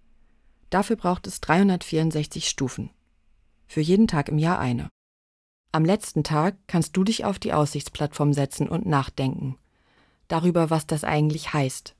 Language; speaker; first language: German; native; German